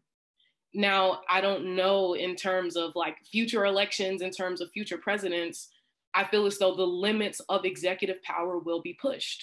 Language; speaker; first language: English; native; English